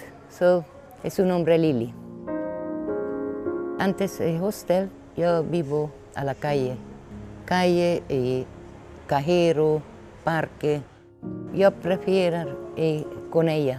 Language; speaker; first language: Spanish; non-native, learner; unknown